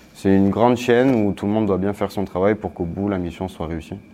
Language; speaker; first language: French; native; French